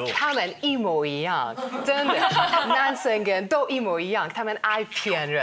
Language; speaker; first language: Chinese; non-native, fluent; Hungarian